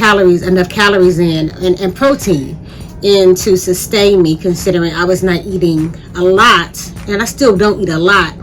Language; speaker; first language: English; native; English